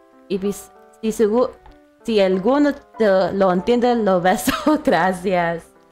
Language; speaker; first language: Spanish; non-native, learner; English